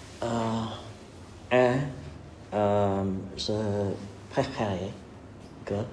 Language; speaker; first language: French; non-native, learner; Khmer